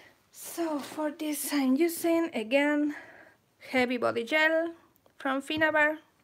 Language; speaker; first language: English; non-native, fluent; Spanish